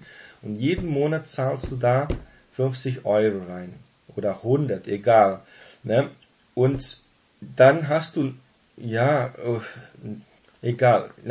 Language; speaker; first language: German; non-native, fluent; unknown